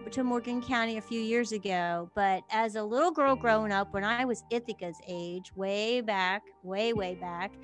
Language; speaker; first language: English; native; English